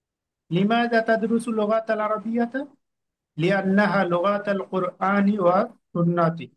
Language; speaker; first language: Arabic; non-native, learner; Bangla